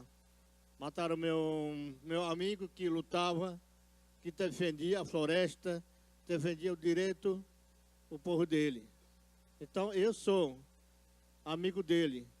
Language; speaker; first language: Portuguese; non-native, local second language; Yanomámi